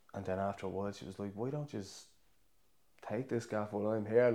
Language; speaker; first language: English; native; English